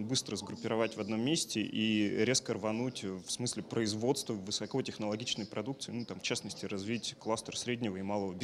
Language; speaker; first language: Russian; native; Russian